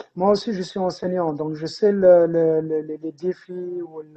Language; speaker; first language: French; non-native, local second language; Arabic